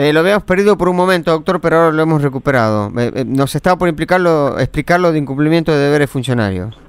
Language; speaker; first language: Spanish; native; Spanish